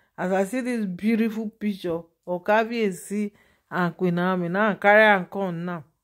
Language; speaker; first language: Nigerian Pidgin; non-native, local second language; Yoruba